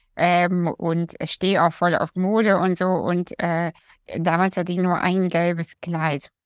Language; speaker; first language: German; early bilingual, other home language; Russian